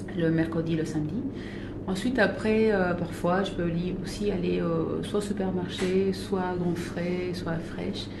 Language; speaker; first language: French; non-native, fluent; Spanish